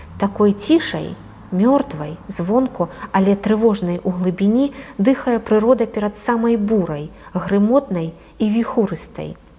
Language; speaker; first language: Belarusian; native; Belarusian